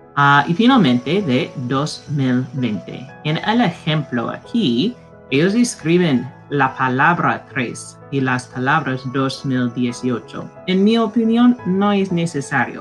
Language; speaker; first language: Spanish; non-native, fluent; English